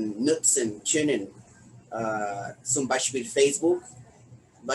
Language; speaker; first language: German; non-native, learner; Spanish